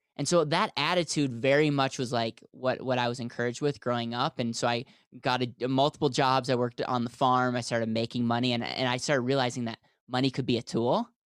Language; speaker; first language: English; native; English